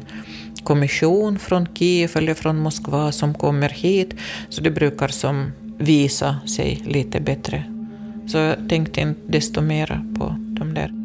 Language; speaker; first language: Swedish; non-native, fluent; Russian